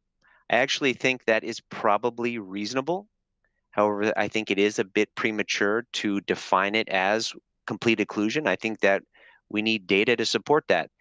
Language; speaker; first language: English; native; English